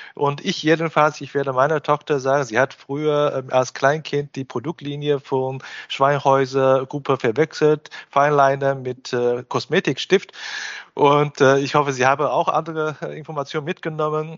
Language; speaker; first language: German; non-native, fluent; Chinese